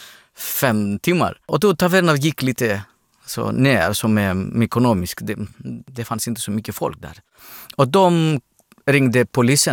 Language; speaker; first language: Swedish; non-native, learner; Greek